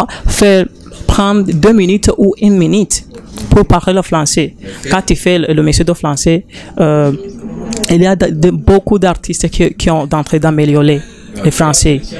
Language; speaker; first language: French; non-native, learner; Rundi